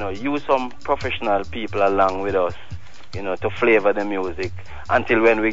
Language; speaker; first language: English; non-native, local second language; Jamaican Creole English